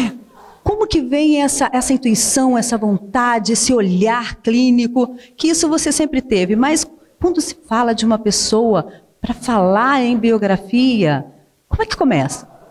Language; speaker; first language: Portuguese; native; Portuguese